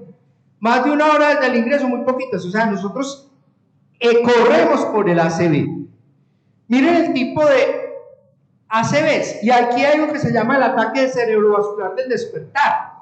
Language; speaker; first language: Spanish; native; Spanish